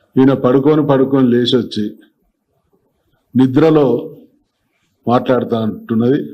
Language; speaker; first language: Telugu; native; Telugu